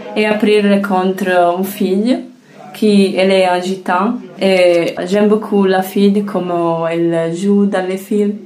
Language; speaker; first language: French; non-native, fluent; Italian